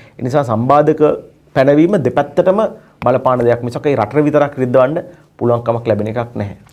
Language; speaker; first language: Sinhala; native; Sinhala